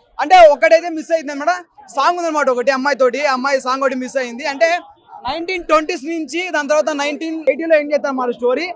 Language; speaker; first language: Telugu; native; Telugu